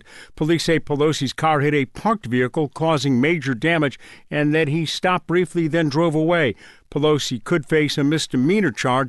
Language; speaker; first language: English; native; English